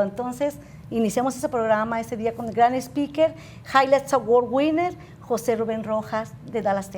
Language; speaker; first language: Spanish; native; Spanish